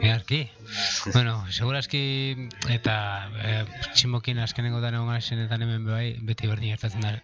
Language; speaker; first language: Basque; native; Basque